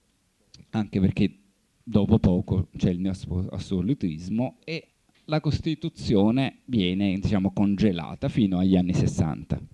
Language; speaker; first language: Italian; native; Italian